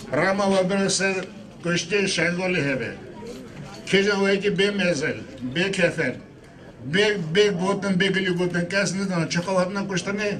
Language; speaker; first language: Armenian; non-native, local second language; Kurdish